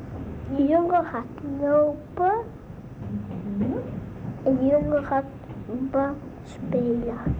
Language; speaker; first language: Dutch; early bilingual, other home language; Arabic